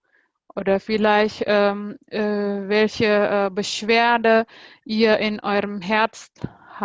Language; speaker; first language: German; non-native, fluent; Indonesian